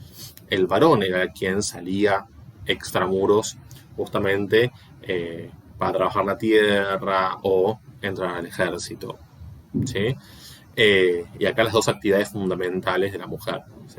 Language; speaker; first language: Spanish; native; Spanish